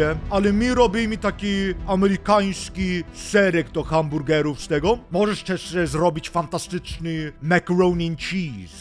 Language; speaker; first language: Polish; non-native, learner; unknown